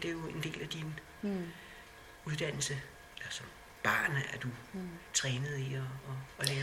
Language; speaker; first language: Danish; native; Danish